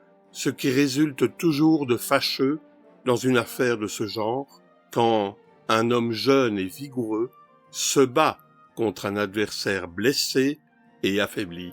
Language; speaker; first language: French; native; French